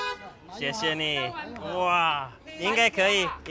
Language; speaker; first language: Chinese; non-native, fluent; English